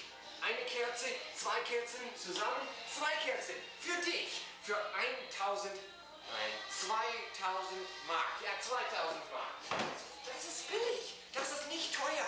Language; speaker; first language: German; non-native, learner; English